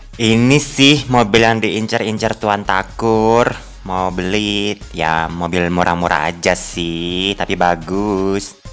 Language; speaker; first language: Indonesian; native; Indonesian